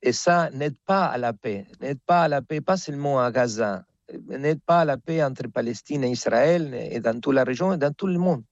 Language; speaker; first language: French; non-native, fluent; Spanish